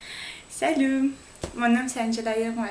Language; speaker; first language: French; non-native, learner; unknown